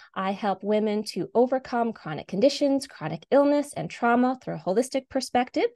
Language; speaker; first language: English; native; English